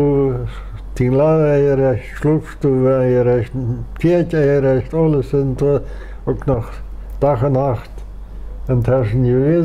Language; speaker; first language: German; non-native, local second language; Plautdietsch